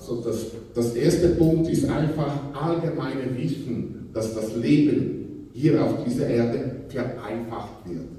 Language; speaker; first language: German; non-native, fluent; Portuguese